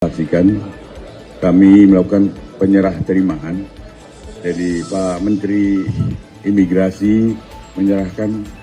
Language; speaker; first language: Indonesian; native; Indonesian